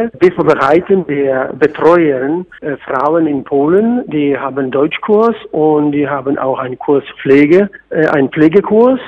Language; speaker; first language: German; non-native, fluent; Polish